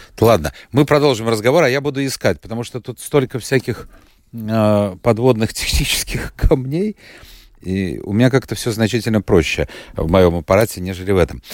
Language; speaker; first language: Russian; native; Russian